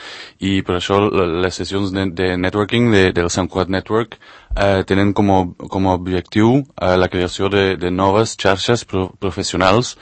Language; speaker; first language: Catalan; non-native, fluent; Spanish